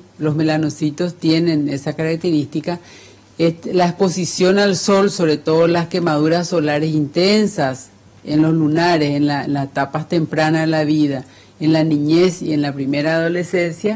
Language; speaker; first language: Spanish; native; Spanish